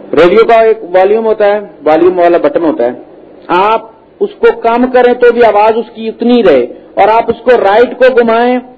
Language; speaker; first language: Urdu; non-native, local second language; Punjabi